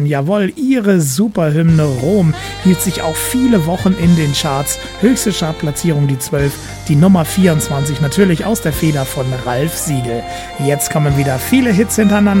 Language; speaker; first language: German; native; German